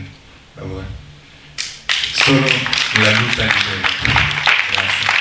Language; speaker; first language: Italian; non-native, learner; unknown